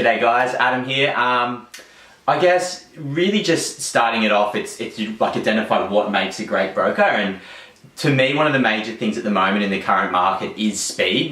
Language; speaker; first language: English; native; English